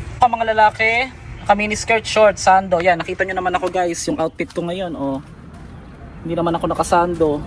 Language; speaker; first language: Filipino; native; Filipino